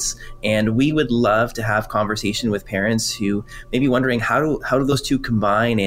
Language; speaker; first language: English; non-native, fluent; French